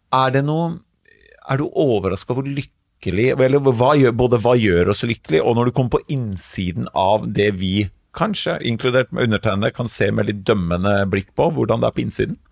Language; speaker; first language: Norwegian; native; Norwegian